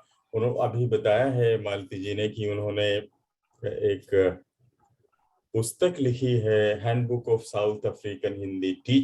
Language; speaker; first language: Hindi; native; Hindi